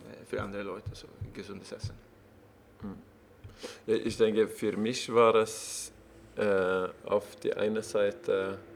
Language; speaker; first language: German; non-native, learner; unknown